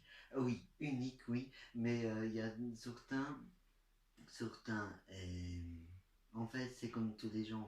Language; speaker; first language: French; non-native, learner; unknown